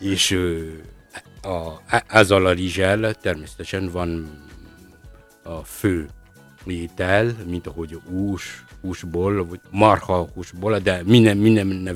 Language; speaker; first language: Hungarian; non-native, fluent; Malagasy